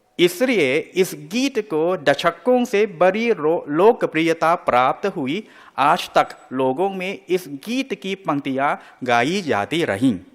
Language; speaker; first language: Hindi; non-native, fluent; Thai